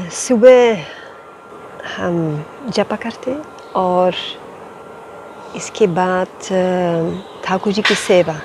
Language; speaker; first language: Hindi; non-native, fluent; Dutch